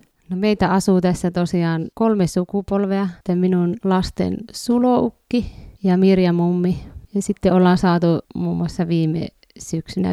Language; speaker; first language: Finnish; native; Finnish